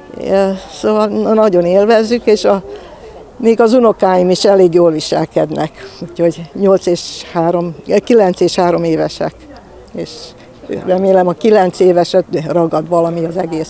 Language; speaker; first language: Hungarian; early bilingual, heritage; Hungarian